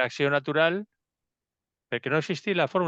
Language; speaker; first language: Catalan; non-native, local second language; Spanish